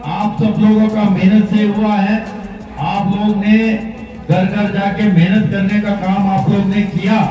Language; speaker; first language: Hindi; non-native, local second language; Kannada